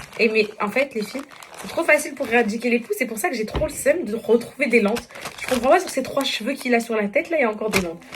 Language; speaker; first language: French; non-native, local second language; Arabic